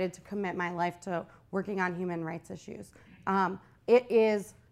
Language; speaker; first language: English; native; English